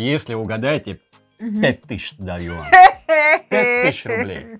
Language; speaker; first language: Russian; native; Russian